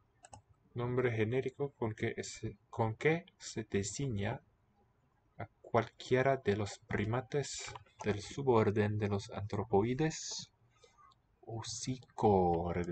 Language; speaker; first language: Spanish; non-native, learner; English